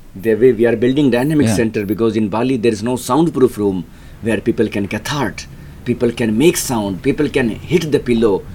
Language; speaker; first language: English; non-native, local second language; Hindi